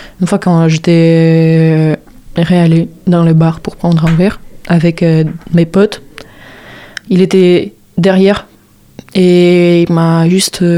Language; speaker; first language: French; non-native, fluent; Russian